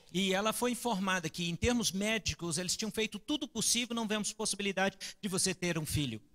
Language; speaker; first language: Portuguese; native; Portuguese